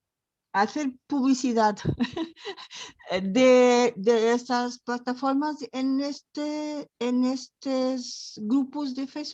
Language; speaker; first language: Spanish; non-native, learner; Portuguese